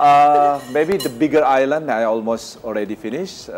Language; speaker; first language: English; non-native, fluent; Indonesian